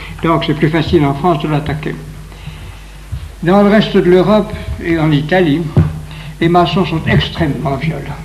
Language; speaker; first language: French; native; French